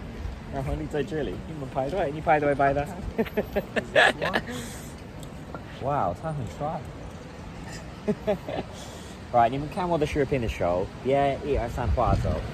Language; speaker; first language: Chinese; non-native, learner; English